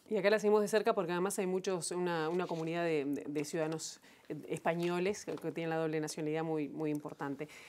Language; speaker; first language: Spanish; native; Spanish